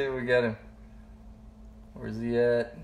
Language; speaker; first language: English; native; English